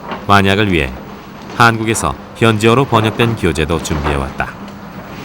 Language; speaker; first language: Korean; native; Korean